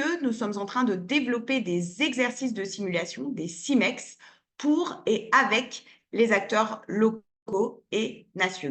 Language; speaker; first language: French; native; French